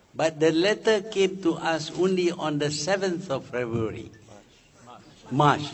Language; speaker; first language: English; non-native, local second language; Malay